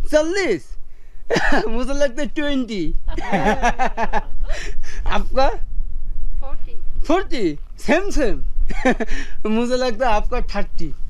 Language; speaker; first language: Hindi; non-native, learner; Bangla